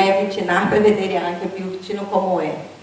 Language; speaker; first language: Italian; non-native, learner; Portuguese